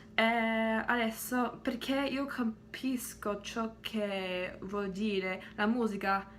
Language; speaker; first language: Italian; non-native, learner; English